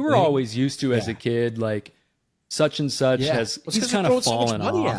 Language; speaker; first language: English; native; English